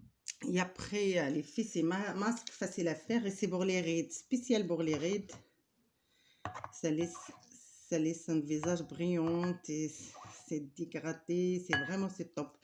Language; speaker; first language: French; non-native, learner; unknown